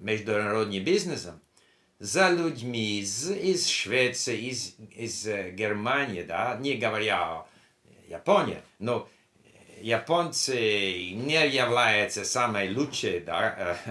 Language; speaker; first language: Russian; non-native, learner; English